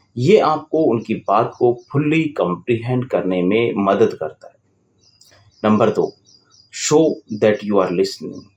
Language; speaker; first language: Hindi; native; Hindi